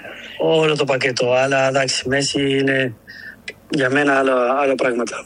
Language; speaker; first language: Greek; non-native, learner; Spanish